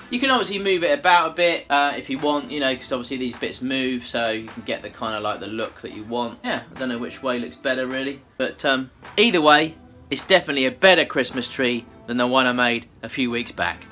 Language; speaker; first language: English; native; English